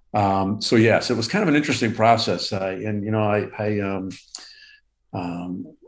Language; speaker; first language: English; native; English